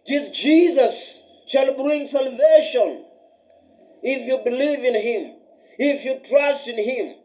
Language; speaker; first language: English; non-native, local second language; Swahili